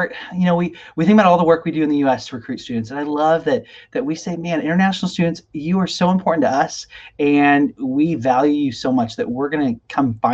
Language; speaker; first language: English; native; English